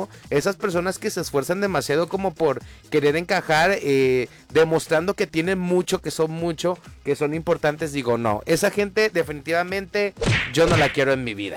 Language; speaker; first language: Spanish; native; Spanish